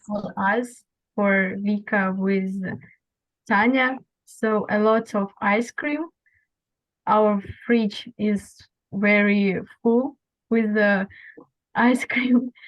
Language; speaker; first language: English; non-native, learner; Russian